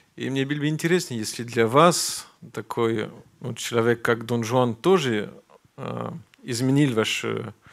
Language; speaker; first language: Russian; non-native, learner; French